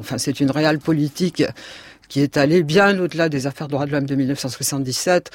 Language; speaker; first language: French; native; French